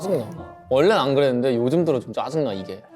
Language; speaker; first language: Korean; native; Korean